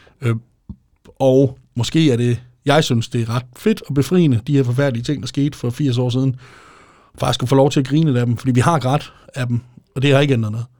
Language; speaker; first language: Danish; native; Danish